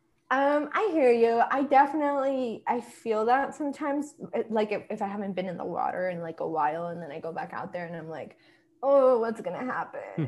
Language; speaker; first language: English; early bilingual, other home language; Spanish